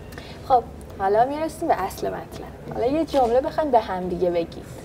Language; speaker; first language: Persian; native; Persian